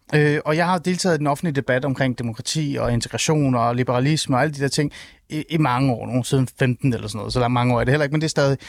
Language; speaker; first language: Danish; non-native, fluent; Turkish